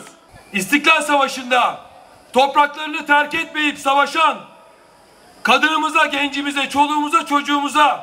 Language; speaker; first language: Turkish; native; Turkish